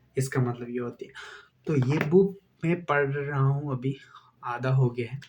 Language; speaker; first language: Hindi; non-native, local second language; Assamese